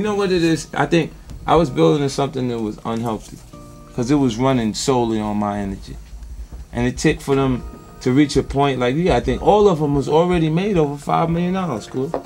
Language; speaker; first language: English; native; English